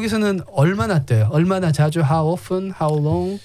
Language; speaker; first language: Korean; native; Korean